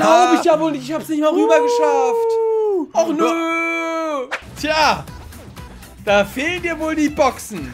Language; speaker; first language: German; native; German